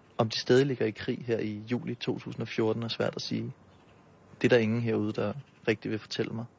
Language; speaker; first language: Danish; native; Danish